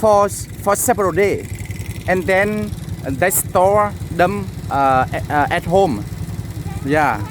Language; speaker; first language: English; non-native, learner; Vietnamese